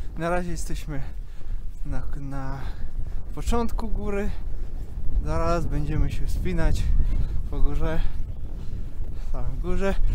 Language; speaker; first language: Polish; non-native, learner; Russian